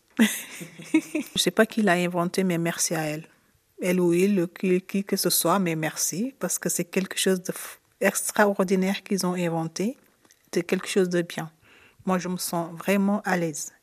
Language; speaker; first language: French; non-native, fluent; Italian